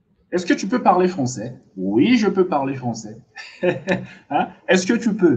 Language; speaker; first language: French; non-native, fluent; Portuguese